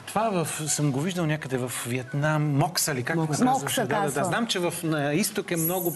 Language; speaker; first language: Bulgarian; native; Bulgarian